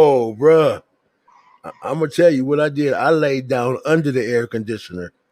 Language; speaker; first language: English; native; English